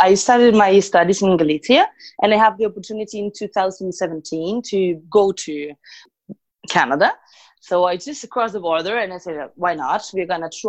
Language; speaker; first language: English; non-native, fluent; Spanish